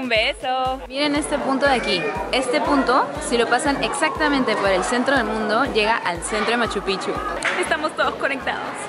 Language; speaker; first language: Spanish; native; Spanish